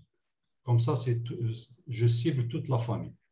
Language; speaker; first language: French; non-native, local second language; Arabic